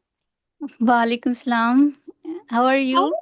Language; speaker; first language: English; non-native, learner; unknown